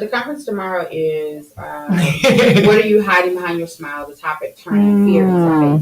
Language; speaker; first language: English; native; English